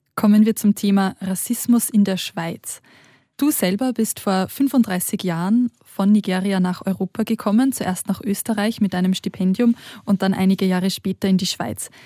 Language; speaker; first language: German; native; German